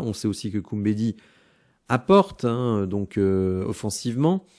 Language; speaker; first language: French; native; French